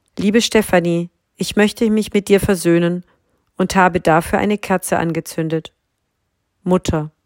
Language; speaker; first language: German; native; German